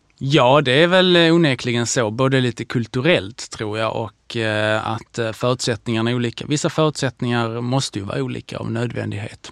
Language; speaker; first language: Swedish; early bilingual, other home language; Hebrew